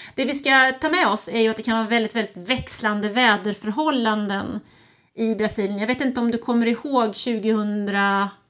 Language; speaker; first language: Swedish; early bilingual, other home language; German